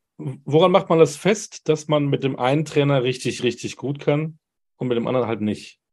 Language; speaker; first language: German; native; German